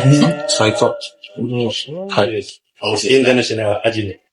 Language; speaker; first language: Japanese; non-native, fluent; Indonesian